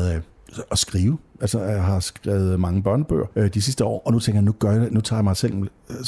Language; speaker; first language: Danish; native; Danish